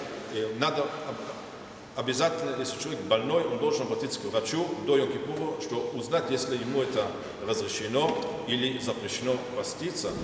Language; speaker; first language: Russian; non-native, fluent; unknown